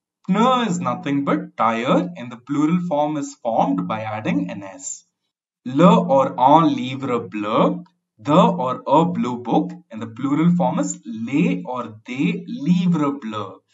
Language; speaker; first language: English; non-native, local second language; Tamil